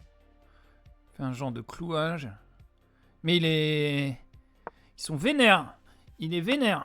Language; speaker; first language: French; native; French